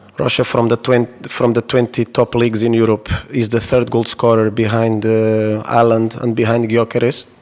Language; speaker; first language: English; non-native, fluent; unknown